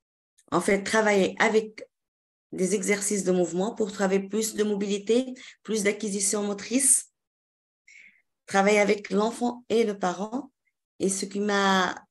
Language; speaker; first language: French; non-native, local second language; Arabic